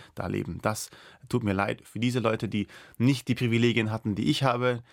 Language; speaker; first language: German; non-native, local second language; Persian